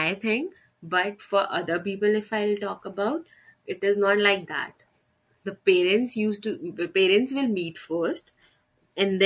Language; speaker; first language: English; non-native, local second language; Hindi